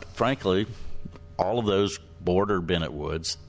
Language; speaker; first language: English; native; English